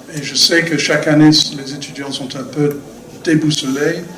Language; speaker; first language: French; non-native, fluent; English